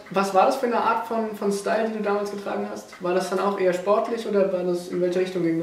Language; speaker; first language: German; native; German